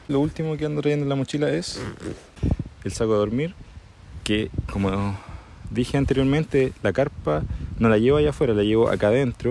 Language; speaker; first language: Spanish; native; Spanish